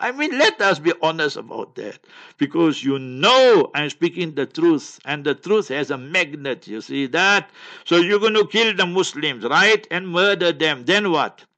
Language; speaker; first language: English; native; English